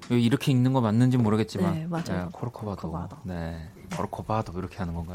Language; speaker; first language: Korean; native; Korean